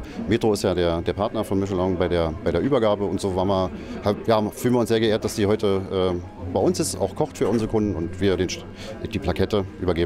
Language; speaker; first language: German; native; German